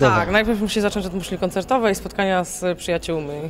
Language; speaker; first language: Polish; native; Polish